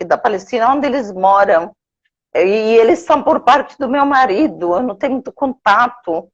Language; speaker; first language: Portuguese; non-native, fluent; Arabic